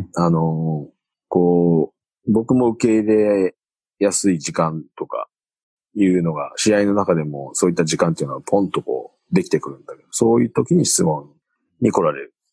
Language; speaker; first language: Japanese; native; Japanese